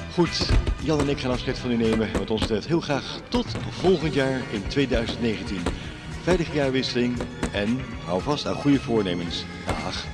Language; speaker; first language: Dutch; native; Dutch